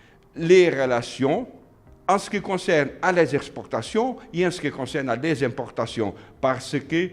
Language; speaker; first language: French; non-native, learner; Portuguese